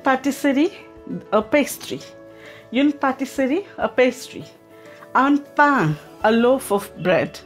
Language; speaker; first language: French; non-native, fluent; Telugu